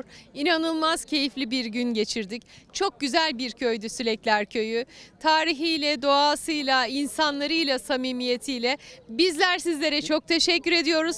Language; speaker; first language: Turkish; native; Turkish